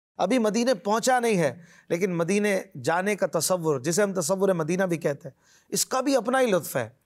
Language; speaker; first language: Urdu; native; Urdu